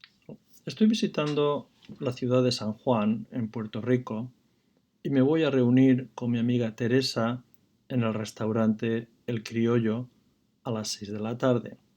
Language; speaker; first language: Spanish; non-native, fluent; English